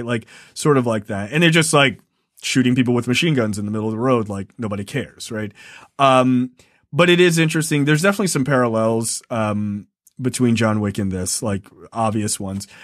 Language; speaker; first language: English; native; English